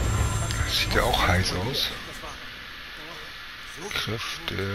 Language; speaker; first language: German; native; German